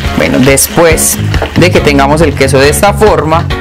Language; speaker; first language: Spanish; native; Spanish